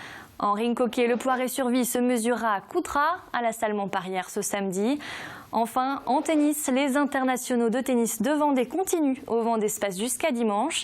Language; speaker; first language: French; native; French